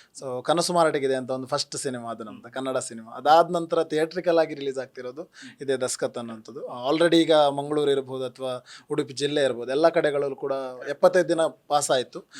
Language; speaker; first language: Kannada; non-native, local second language; Tulu